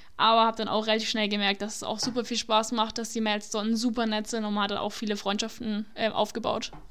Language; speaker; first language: German; native; German